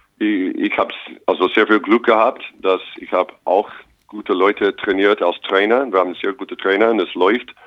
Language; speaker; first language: German; non-native, fluent; English